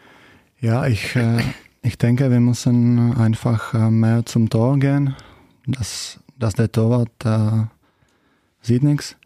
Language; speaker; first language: German; non-native, learner; Czech